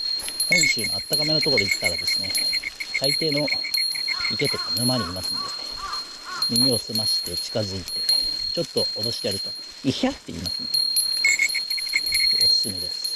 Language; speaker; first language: Japanese; native; Japanese